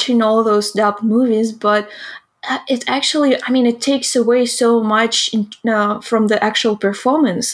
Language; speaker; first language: English; non-native, fluent; Russian